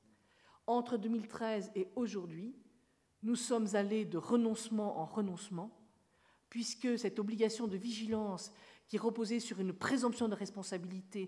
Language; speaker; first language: French; native; French